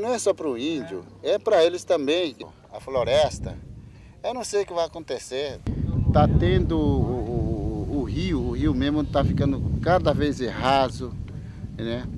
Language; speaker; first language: Portuguese; non-native, local second language; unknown